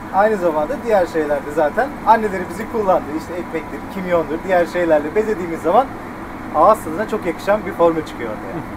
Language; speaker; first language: Turkish; native; Turkish